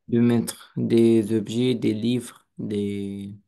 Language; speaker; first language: French; non-native, learner; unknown